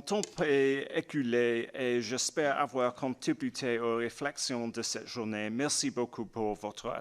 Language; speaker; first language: French; non-native, learner; English